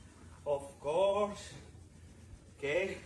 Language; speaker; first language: English; non-native, learner; Spanish